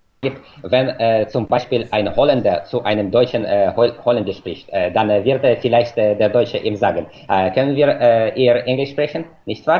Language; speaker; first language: German; non-native, fluent; Russian